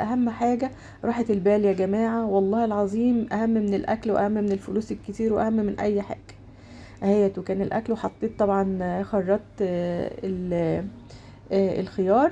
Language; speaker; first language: Arabic; native; Arabic